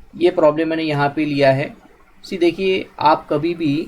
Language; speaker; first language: Hindi; non-native, local second language; Marathi